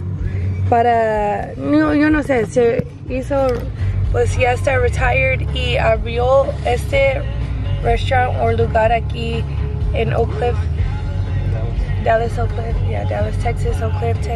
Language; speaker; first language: Spanish; non-native, learner; English